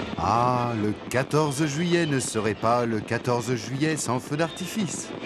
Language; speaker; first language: French; native; French